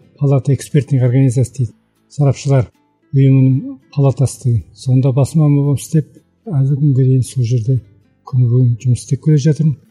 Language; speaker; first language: Kazakh; early bilingual, heritage; Kazakh